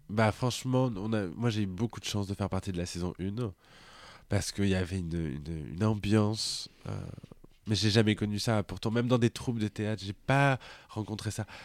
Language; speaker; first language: French; native; French